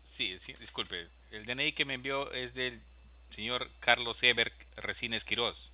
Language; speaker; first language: Spanish; native; Spanish